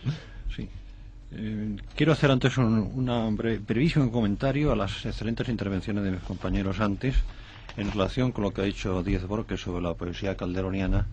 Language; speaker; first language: Spanish; native; Spanish